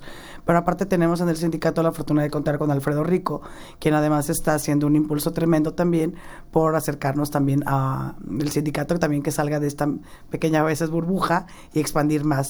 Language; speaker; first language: Spanish; native; Spanish